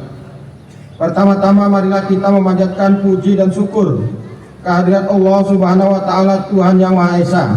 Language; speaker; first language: Indonesian; native; Indonesian